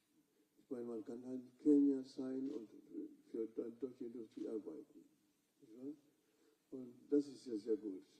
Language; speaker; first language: German; non-native, fluent; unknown